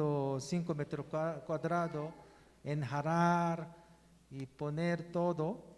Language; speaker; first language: Spanish; non-native, learner; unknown